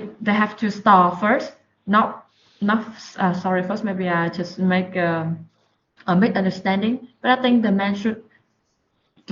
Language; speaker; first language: English; non-native, learner; Vietnamese